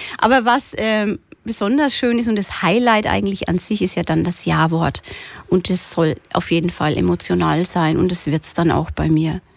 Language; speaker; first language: German; native; German